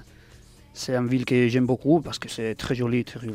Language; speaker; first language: French; early bilingual, heritage; Spanish